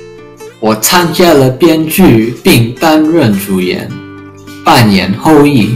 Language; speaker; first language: Chinese; early bilingual, heritage; English